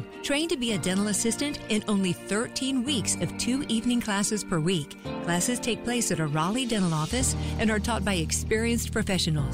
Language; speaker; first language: English; native; English